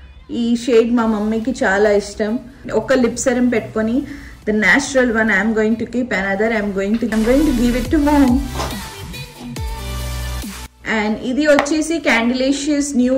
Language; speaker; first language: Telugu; non-native, local second language; Urdu